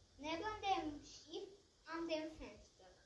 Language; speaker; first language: German; non-native, learner; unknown